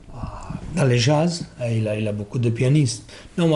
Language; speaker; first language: French; non-native, learner; Italian